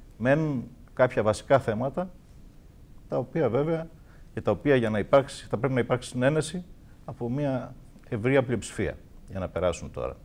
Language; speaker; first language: Greek; native; Greek